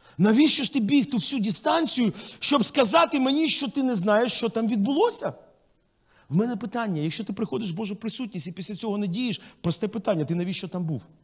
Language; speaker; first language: Ukrainian; non-native, local second language; Russian